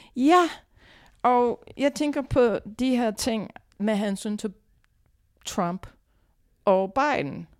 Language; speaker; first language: Danish; non-native, fluent; English